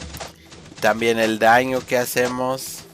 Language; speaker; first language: Spanish; non-native, fluent; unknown